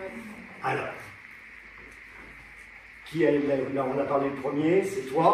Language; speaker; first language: French; native; French